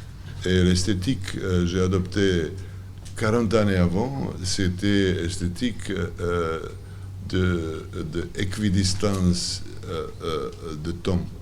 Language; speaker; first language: French; non-native, learner; Serbian